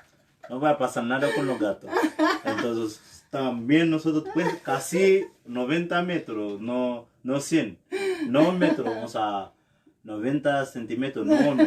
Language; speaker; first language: Spanish; non-native, learner; Haitian Creole